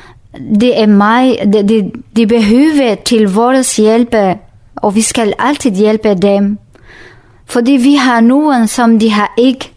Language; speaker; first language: Danish; non-native, learner; Kurdish